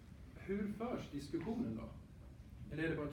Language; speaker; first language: Swedish; native; Swedish